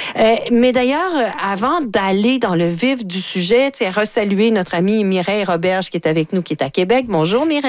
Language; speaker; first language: French; native; French